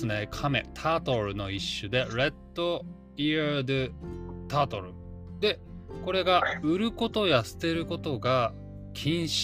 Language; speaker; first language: Japanese; native; Japanese